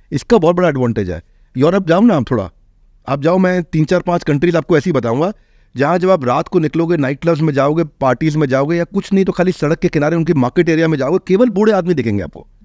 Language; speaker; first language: Hindi; native; Hindi